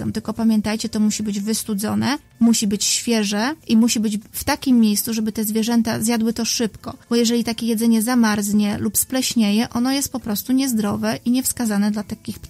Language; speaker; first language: Polish; native; Polish